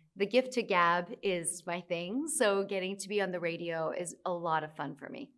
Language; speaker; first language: English; native; English